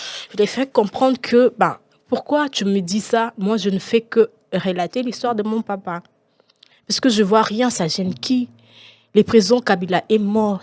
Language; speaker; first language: French; non-native, local second language; Lingala